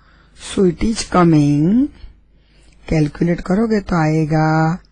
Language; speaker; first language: English; non-native, local second language; Gujarati